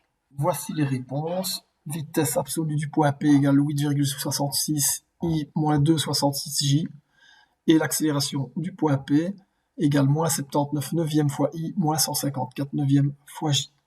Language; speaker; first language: French; native; French